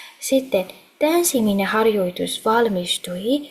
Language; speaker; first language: Finnish; non-native, fluent; Burmese